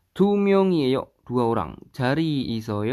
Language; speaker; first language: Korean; non-native, fluent; Indonesian